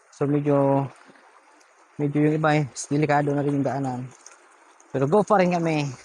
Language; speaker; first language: Filipino; non-native, local second language; Bikol